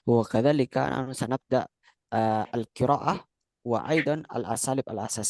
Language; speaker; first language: Arabic; non-native, fluent; Indonesian